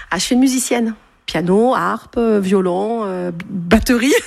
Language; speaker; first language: French; native; French